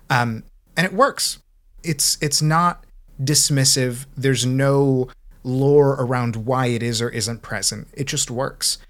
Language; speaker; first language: English; early bilingual, other home language; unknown